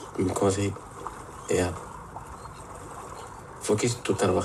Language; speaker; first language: Spanish; non-native, learner; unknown